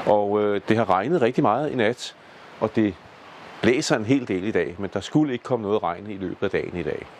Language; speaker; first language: Danish; native; Danish